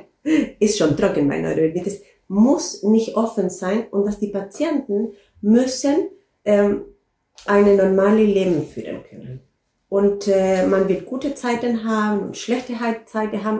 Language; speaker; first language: German; non-native, fluent; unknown